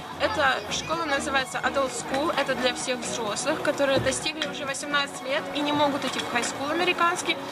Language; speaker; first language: Russian; native; Russian